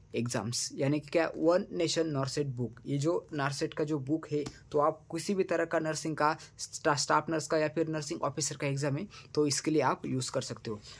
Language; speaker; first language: Hindi; non-native, local second language; Marathi